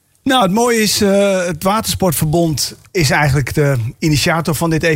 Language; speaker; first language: Dutch; native; Dutch